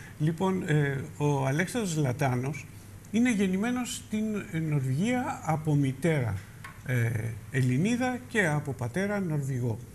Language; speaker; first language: Greek; native; Greek